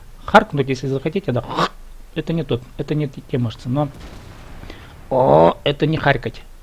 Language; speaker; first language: Russian; native; Russian